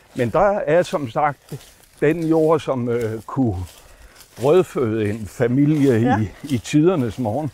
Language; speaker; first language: Danish; native; Danish